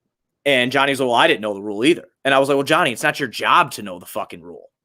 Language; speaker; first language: English; native; English